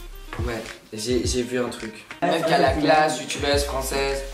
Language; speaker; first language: French; native; French